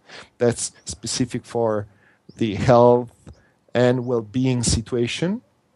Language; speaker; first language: English; non-native, fluent; Italian